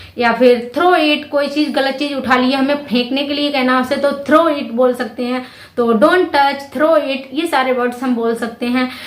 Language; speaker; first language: Hindi; native; Hindi